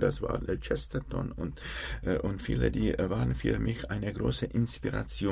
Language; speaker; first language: German; non-native, fluent; Czech